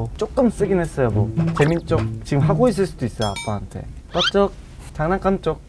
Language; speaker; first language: Korean; native; Korean